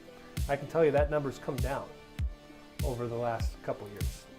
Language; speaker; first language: English; native; English